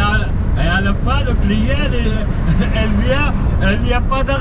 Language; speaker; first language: French; non-native, local second language; Arabic